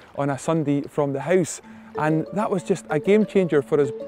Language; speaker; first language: English; native; English